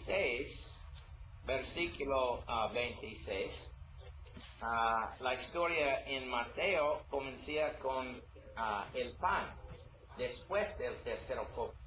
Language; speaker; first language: Spanish; non-native, learner; English